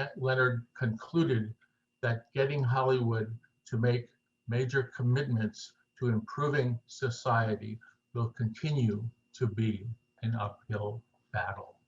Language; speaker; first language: English; native; English